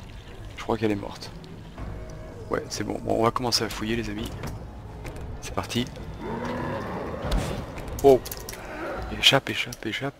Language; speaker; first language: French; native; French